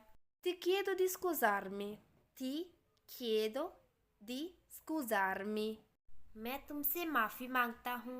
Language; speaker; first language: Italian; non-native, fluent; Urdu